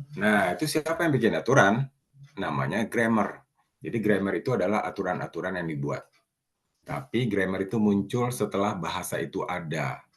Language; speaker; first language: Indonesian; native; Indonesian